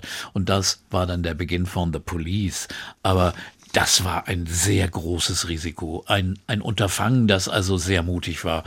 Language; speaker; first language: German; native; German